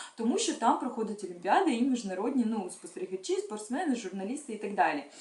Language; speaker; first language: Ukrainian; non-native, local second language; Russian